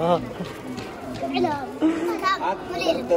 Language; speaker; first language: Arabic; non-native, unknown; Indonesian